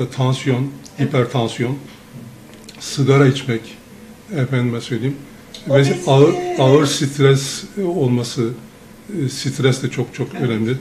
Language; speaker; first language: Turkish; native; Turkish